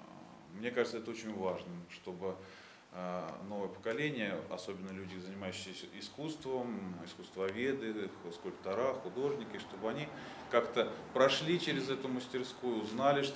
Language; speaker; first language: Russian; native; Russian